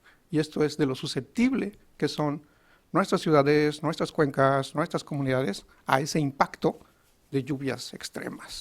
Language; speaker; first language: Spanish; native; Spanish